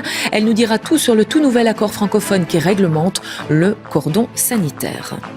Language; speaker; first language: French; native; French